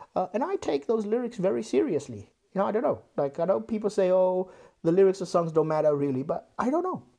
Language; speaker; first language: English; non-native, local second language; Shona